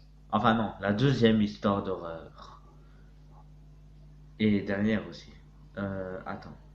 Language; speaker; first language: French; native; French